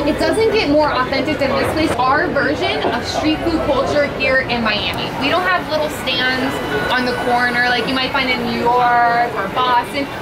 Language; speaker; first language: English; native; English